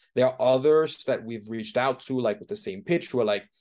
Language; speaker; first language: English; non-native, fluent; Danish